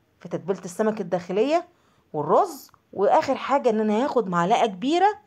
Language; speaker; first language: Arabic; native; Arabic